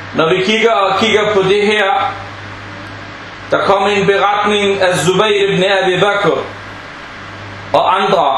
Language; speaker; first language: Danish; non-native, fluent; Arabic